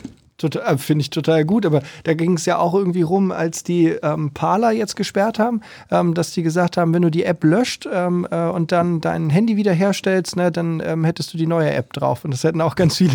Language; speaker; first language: German; native; German